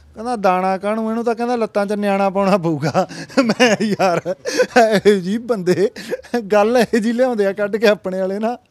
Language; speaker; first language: Punjabi; native; Punjabi